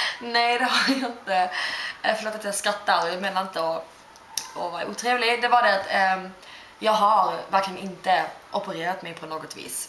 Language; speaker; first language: Swedish; early bilingual, other home language; Turkish